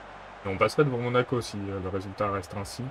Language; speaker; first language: French; native; French